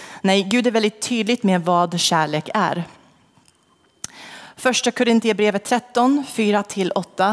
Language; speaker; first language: Swedish; non-native, fluent; English